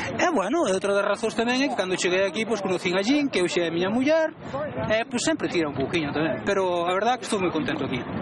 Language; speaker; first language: Galician; native; Galician